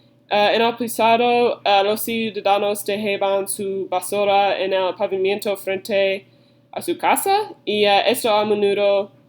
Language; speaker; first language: Spanish; non-native, learner; English